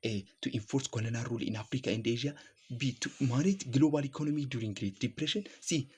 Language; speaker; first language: English; non-native, local second language; Amharic